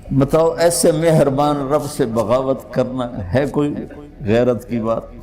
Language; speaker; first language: Urdu; non-native, local second language; Punjabi